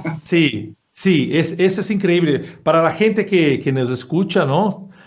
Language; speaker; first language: Spanish; non-native, fluent; Portuguese